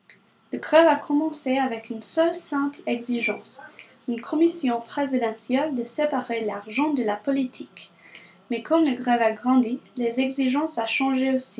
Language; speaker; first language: French; non-native, learner; English